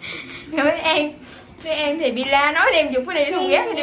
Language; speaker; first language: Vietnamese; native; Vietnamese